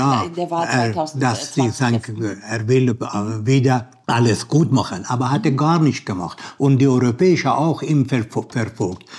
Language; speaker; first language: German; non-native, learner; Persian